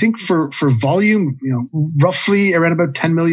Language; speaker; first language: English; native; English